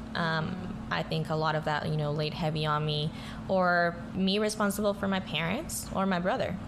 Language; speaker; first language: English; early bilingual, other home language; Spanish